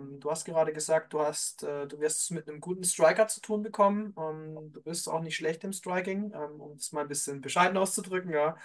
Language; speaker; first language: German; native; German